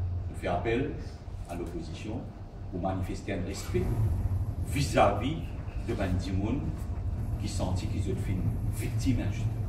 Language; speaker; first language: French; non-native, local second language; Morisyen